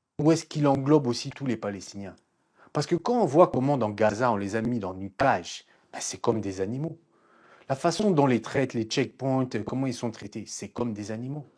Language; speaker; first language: French; non-native, local second language; Lingala